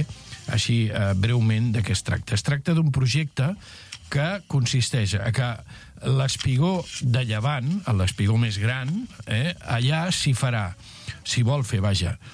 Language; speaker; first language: Catalan; native; Catalan